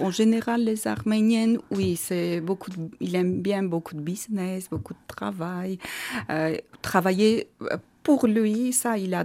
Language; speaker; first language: French; non-native, learner; Armenian